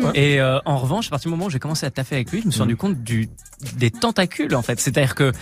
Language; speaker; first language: French; native; French